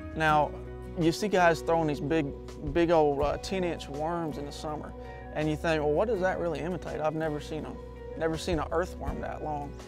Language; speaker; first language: English; native; English